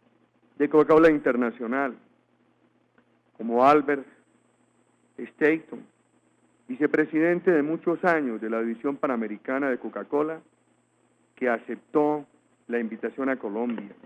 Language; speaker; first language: Spanish; native; Spanish